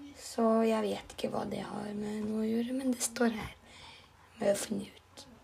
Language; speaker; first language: Norwegian; non-native, learner; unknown